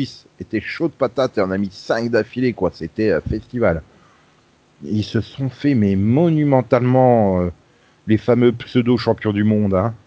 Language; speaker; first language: French; native; French